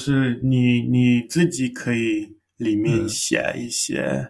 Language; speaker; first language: Chinese; non-native, learner; English